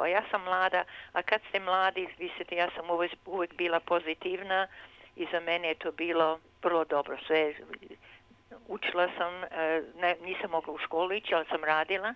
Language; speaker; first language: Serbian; early bilingual, heritage; Serbian